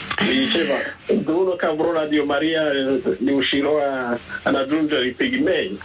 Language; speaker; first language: Italian; non-native, fluent; Kinyarwanda